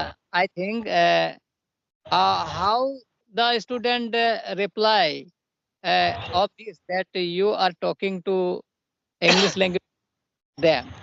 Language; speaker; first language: English; non-native, learner; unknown